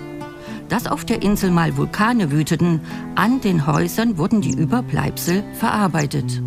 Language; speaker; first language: German; native; German